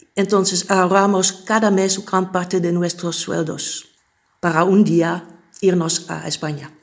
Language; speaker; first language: Spanish; non-native, fluent; Dutch